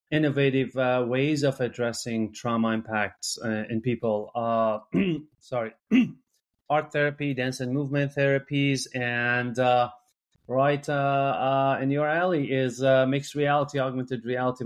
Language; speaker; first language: English; non-native, fluent; Persian